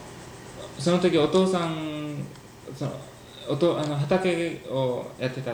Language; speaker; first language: Japanese; early bilingual, heritage; Japanese